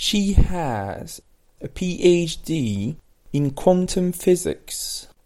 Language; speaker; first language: English; non-native, fluent; French